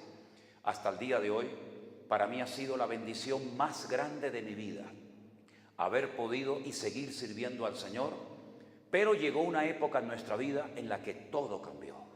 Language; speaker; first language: Spanish; native; Spanish